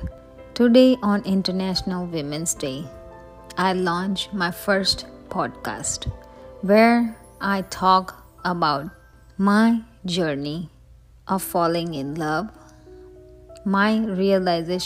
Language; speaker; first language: English; non-native, local second language; Hindi